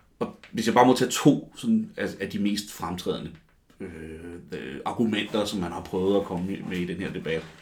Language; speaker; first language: Danish; native; Danish